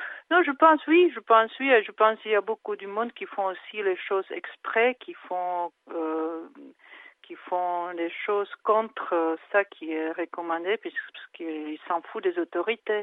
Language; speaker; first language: French; non-native, fluent; Czech